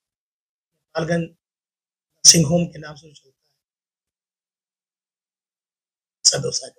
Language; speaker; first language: Hindi; native; Hindi